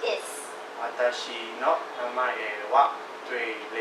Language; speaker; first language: Japanese; non-native, learner; Burmese